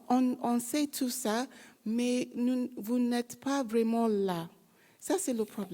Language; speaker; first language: French; non-native, learner; English